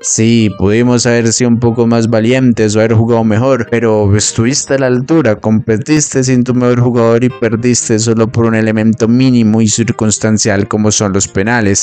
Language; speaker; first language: Spanish; native; Spanish